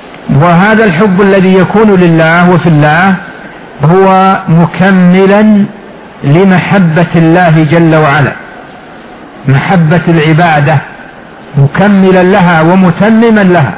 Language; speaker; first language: Arabic; native; Arabic